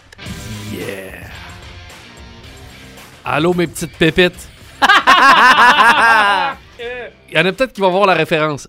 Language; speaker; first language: French; native; French